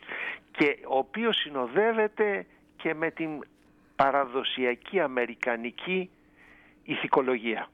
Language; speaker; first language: Greek; native; Greek